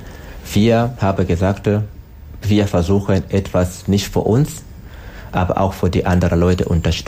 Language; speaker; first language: German; non-native, learner; Swahili